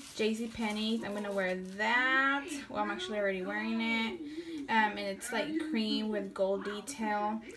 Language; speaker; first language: English; early bilingual, other home language; Spanish